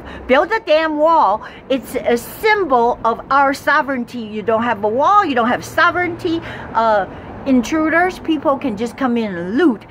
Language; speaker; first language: English; non-native, fluent; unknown